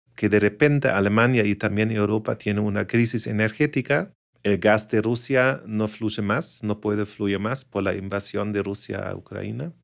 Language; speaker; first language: Spanish; non-native, fluent; German